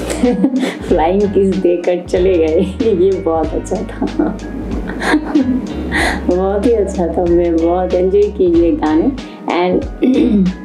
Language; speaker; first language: Hindi; non-native, fluent; Bangla